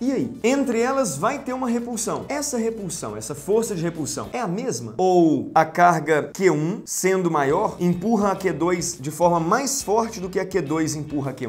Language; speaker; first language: Portuguese; native; Portuguese